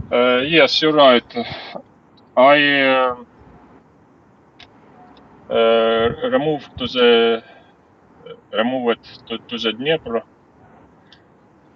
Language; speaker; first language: English; non-native, learner; Ukrainian